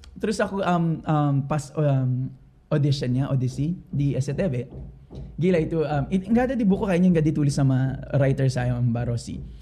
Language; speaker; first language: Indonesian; non-native, fluent; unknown